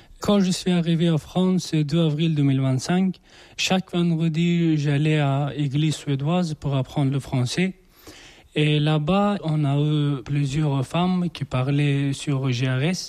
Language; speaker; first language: French; non-native, learner; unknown